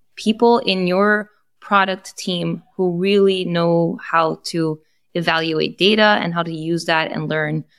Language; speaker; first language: English; non-native, fluent; Portuguese